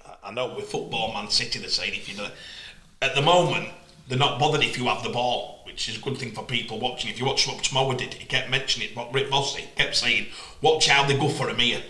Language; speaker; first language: English; native; English